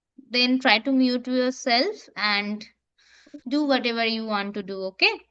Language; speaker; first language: English; non-native, local second language; Bangla